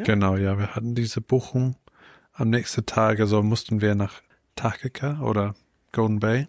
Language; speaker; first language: German; non-native, fluent; English